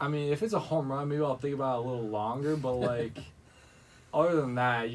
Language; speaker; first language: English; native; English